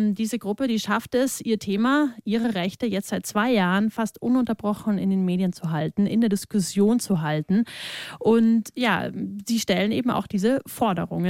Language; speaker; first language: German; native; German